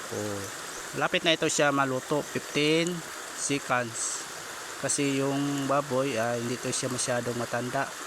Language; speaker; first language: Filipino; non-native, local second language; Cebuano